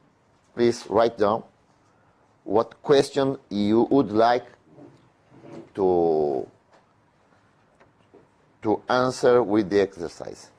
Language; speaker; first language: English; non-native, fluent; Spanish